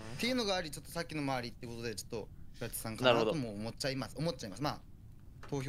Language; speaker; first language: Japanese; native; Japanese